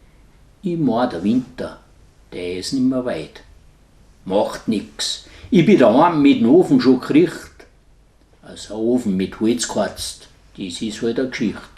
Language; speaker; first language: German; native; German